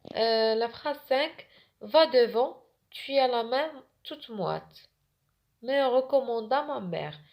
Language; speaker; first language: French; non-native, local second language; Arabic